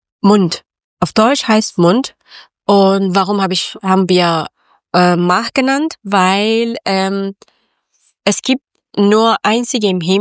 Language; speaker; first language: German; non-native, learner; Persian